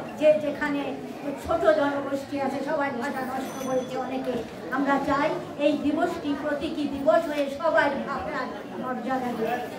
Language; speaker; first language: Bangla; native; Bangla